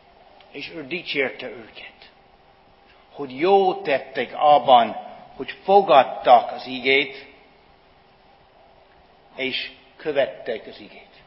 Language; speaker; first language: Hungarian; non-native, fluent; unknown